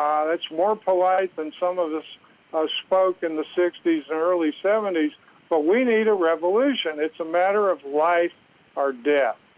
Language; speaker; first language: English; native; English